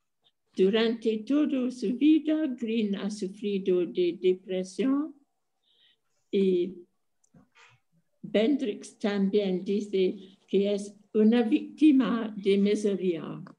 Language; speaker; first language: Spanish; non-native, fluent; English